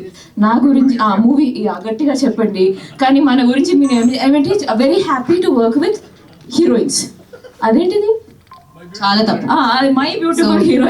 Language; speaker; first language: Telugu; non-native, fluent; Malayalam